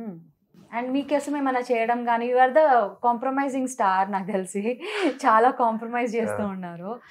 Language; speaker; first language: Telugu; native; Telugu